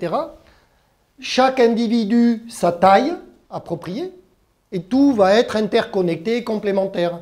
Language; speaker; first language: French; early bilingual, other home language; German